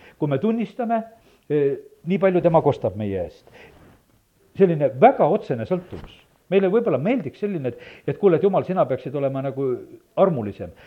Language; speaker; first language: Estonian; native; Estonian